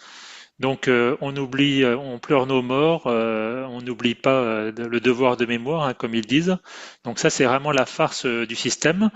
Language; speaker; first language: French; native; French